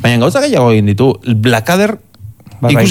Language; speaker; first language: Basque; native; Basque